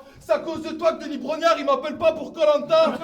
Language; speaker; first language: French; native; French